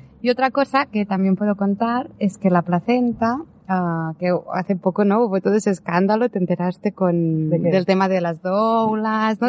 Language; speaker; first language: Spanish; native; Spanish